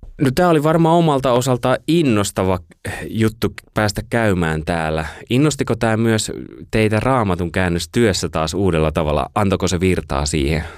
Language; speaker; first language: Finnish; native; Finnish